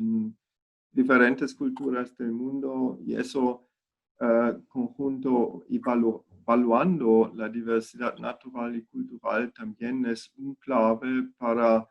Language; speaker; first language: Spanish; non-native, fluent; German